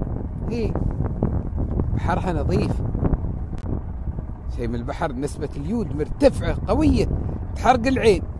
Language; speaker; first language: Arabic; native; Arabic